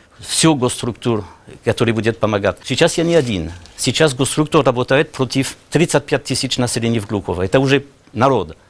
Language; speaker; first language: Russian; non-native, learner; French